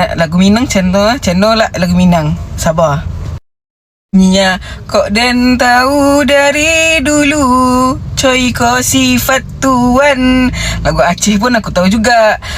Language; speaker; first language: Malay; native; Malay